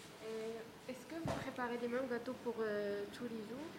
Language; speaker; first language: French; non-native, learner; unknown